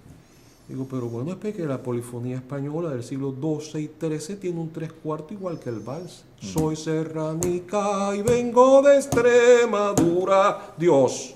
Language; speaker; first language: Spanish; native; Spanish